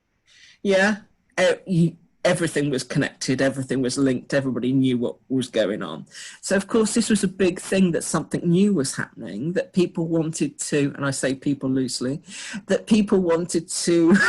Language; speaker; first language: English; native; English